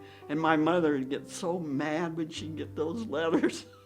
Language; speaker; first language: English; native; English